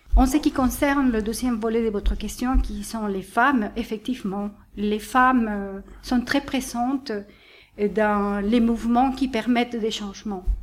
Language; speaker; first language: French; non-native, fluent; Spanish